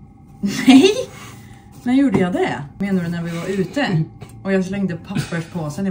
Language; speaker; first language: Swedish; native; Swedish